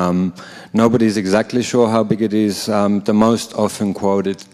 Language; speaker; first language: English; non-native, fluent; Finnish